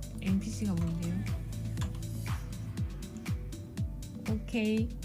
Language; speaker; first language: Chinese; non-native, learner; Korean